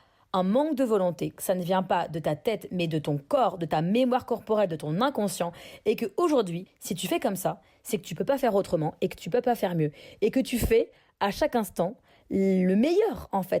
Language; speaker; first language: French; native; French